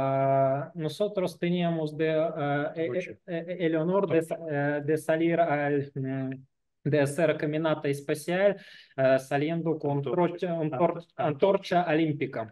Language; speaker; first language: Spanish; non-native, learner; Russian